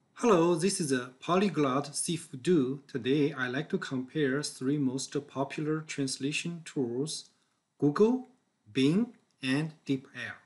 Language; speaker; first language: English; non-native, fluent; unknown